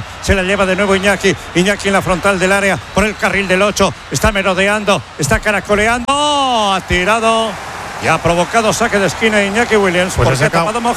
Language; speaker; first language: Spanish; native; Spanish